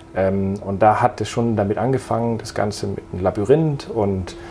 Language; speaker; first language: German; non-native, fluent; Danish